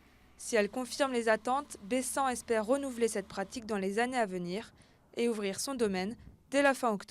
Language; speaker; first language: French; native; French